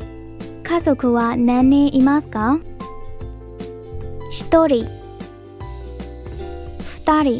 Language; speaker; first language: Japanese; non-native, fluent; Burmese